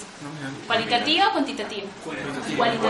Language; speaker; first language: Spanish; native; Spanish